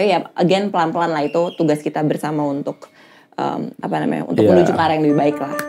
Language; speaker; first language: Indonesian; native; Indonesian